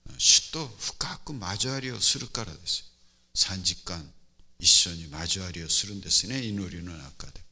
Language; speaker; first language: Japanese; non-native, fluent; Korean